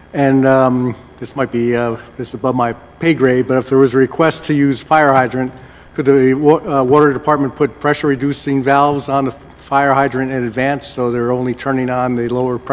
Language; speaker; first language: English; native; English